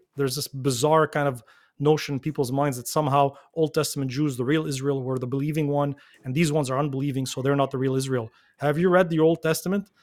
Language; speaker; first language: English; non-native, fluent; Arabic